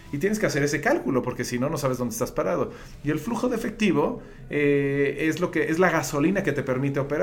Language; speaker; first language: Spanish; native; Spanish